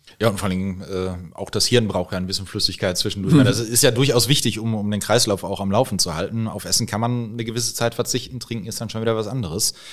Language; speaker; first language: German; native; German